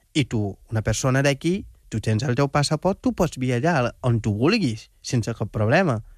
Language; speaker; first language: Catalan; non-native, fluent; Wolof